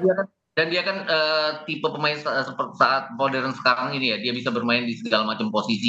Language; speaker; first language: Indonesian; native; Indonesian